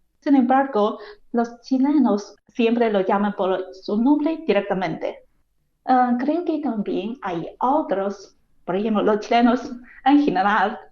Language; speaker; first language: Spanish; non-native, fluent; Chinese